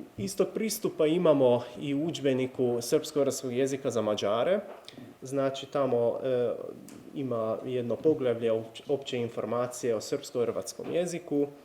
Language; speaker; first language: Bosnian; non-native, fluent; Hungarian